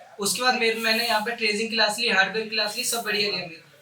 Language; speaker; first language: Hindi; native; Hindi